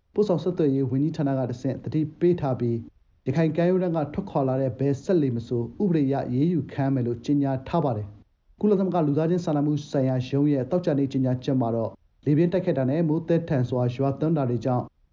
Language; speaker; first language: Burmese; native; Burmese